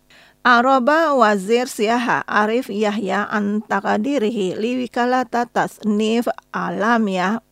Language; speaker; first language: Arabic; non-native, fluent; Indonesian